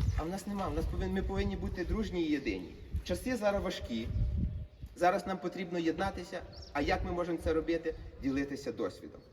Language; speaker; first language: Ukrainian; native; Ukrainian